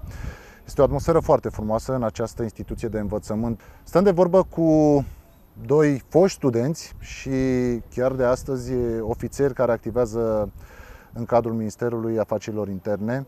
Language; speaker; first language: Romanian; native; Romanian